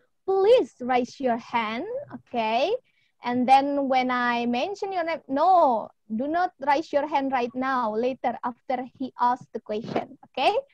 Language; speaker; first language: English; non-native, fluent; Indonesian